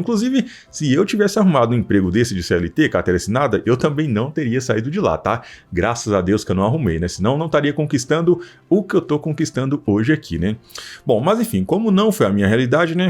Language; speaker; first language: Portuguese; native; Portuguese